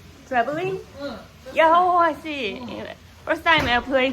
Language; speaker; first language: English; non-native, learner; Korean